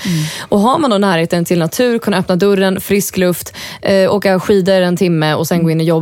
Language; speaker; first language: Swedish; native; Swedish